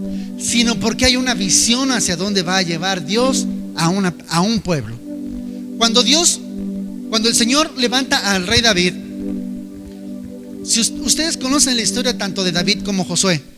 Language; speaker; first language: Spanish; native; Spanish